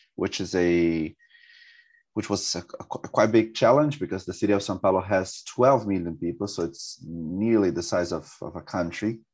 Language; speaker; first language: English; non-native, fluent; Portuguese